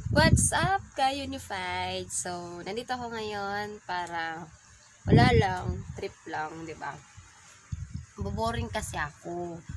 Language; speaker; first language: Filipino; non-native, local second language; Bikol